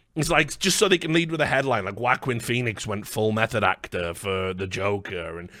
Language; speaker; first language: English; native; English